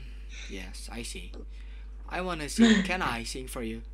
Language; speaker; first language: English; non-native, learner; Indonesian